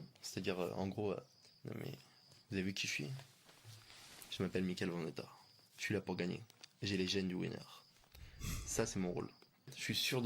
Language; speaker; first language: French; native; French